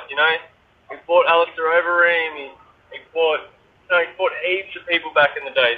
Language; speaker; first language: English; native; English